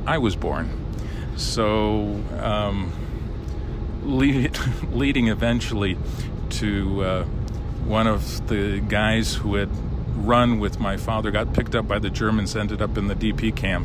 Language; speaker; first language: English; early bilingual, other home language; Lithuanian